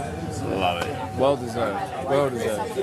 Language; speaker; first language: English; native; English